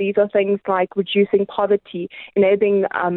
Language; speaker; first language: English; native; English